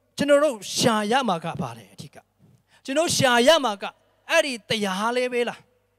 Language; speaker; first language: Burmese; non-native, local second language; Tedim Chin